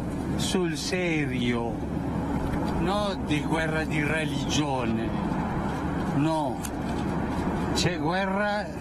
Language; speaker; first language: Italian; non-native, fluent; Spanish